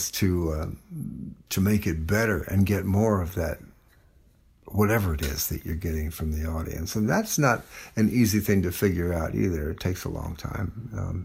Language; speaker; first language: English; native; English